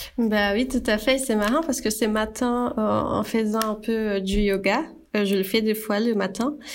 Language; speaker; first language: French; non-native, fluent; Portuguese